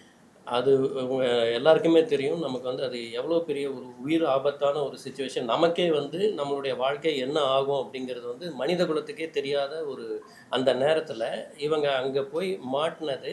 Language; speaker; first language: Tamil; native; Tamil